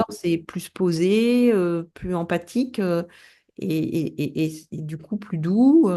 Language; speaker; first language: French; native; French